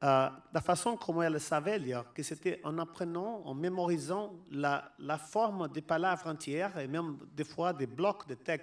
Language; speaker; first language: French; non-native, fluent; Portuguese